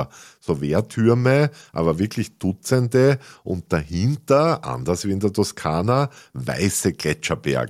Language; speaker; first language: German; native; German